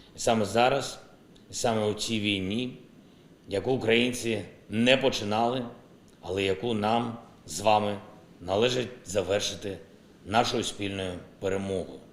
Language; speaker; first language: Ukrainian; non-native, local second language; Russian